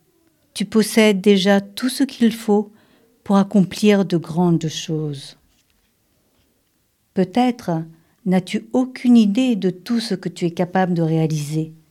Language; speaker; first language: French; native; French